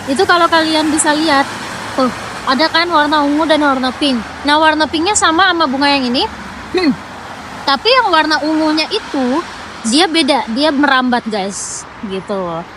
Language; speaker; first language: Indonesian; native; Indonesian